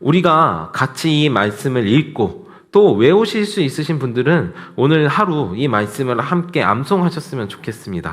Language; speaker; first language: Korean; native; Korean